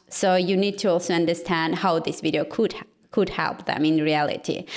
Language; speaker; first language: English; non-native, fluent; Armenian